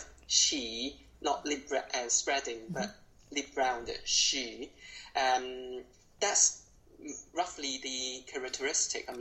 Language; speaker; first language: English; non-native, local second language; Cantonese